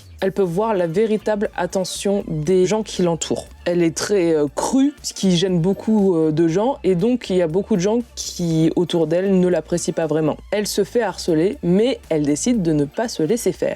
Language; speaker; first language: French; native; French